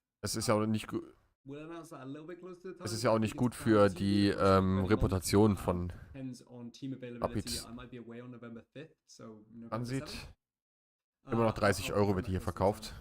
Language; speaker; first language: German; native; German